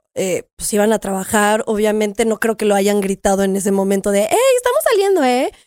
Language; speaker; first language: Spanish; native; Spanish